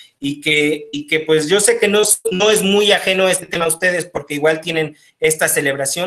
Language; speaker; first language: Spanish; native; Spanish